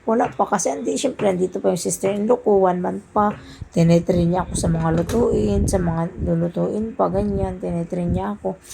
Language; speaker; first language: Filipino; non-native, local second language; Cebuano